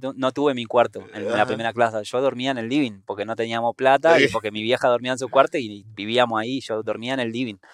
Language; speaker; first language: Spanish; native; Spanish